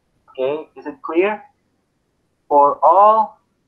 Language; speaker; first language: English; non-native, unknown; Indonesian